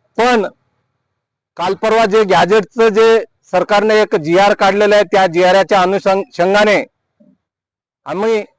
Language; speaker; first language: Marathi; non-native, local second language; Lambadi